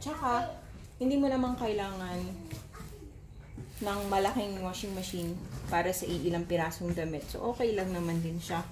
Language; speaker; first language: Filipino; native; Filipino